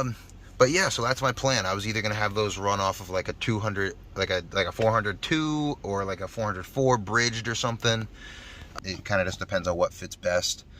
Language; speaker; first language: English; native; English